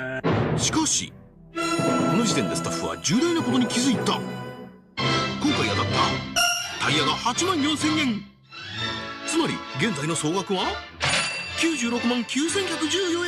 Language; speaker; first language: Japanese; native; Japanese